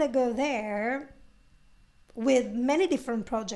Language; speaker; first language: English; non-native, fluent; Italian